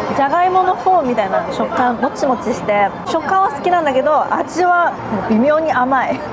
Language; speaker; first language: Japanese; non-native, fluent; Chinese